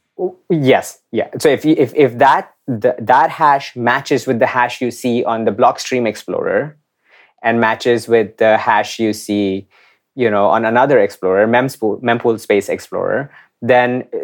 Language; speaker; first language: English; non-native, local second language; Hindi